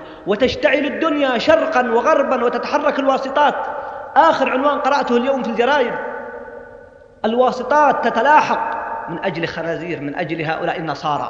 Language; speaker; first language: Arabic; native; Arabic